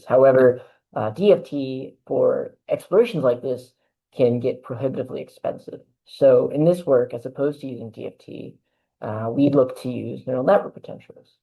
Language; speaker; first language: English; native; English